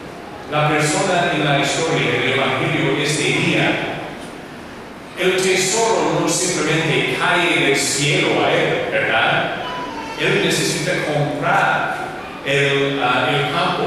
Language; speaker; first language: Spanish; non-native, learner; English